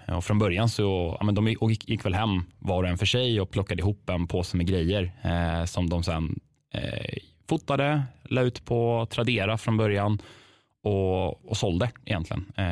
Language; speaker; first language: Swedish; native; Swedish